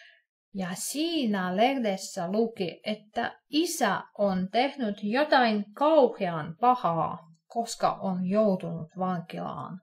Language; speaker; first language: Finnish; non-native, fluent; Russian